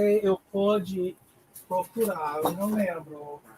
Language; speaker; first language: Portuguese; non-native, learner; English